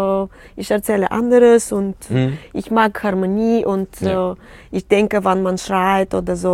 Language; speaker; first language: German; non-native, learner; Russian